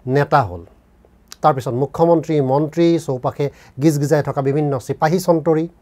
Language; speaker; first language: Assamese; native; Assamese